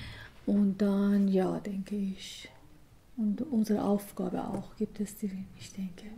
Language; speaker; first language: German; non-native, learner; Persian